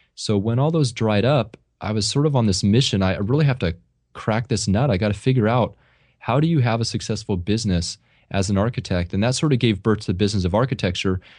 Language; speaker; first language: English; native; English